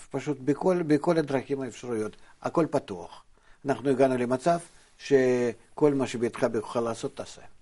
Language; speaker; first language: Hebrew; non-native, fluent; Russian